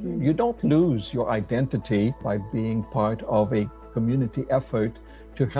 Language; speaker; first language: English; non-native, fluent; French